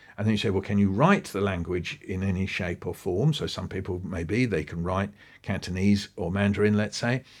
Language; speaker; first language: English; native; English